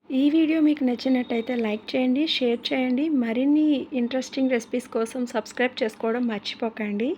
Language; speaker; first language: Telugu; native; Telugu